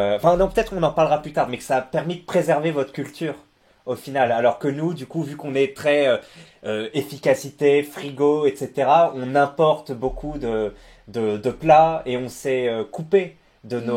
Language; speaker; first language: French; native; French